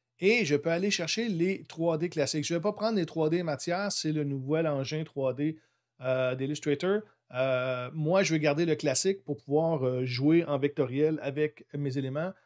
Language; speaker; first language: French; native; French